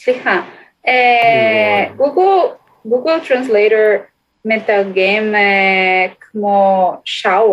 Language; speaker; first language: Hebrew; non-native, learner; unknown